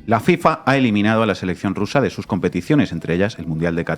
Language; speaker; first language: Spanish; native; Spanish